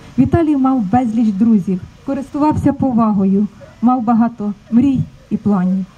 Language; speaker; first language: Ukrainian; native; Ukrainian